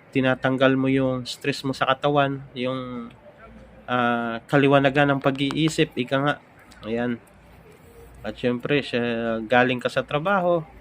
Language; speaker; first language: Filipino; non-native, local second language; Romany